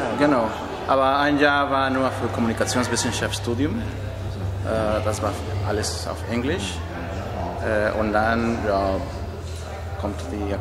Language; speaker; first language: German; non-native, learner; Spanish